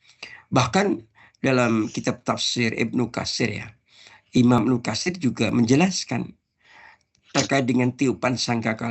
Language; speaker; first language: Indonesian; native; Indonesian